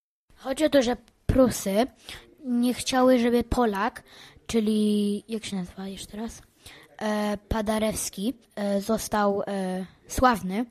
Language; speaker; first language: Polish; early bilingual, heritage; English